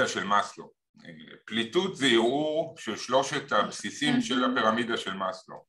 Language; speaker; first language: Hebrew; native; Hebrew